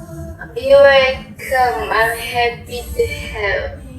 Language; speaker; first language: English; non-native, local second language; Malay